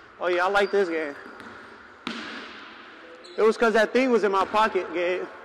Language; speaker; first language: English; native; English